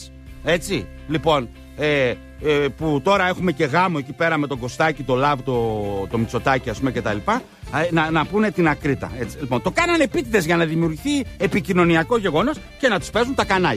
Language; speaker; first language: Greek; native; Greek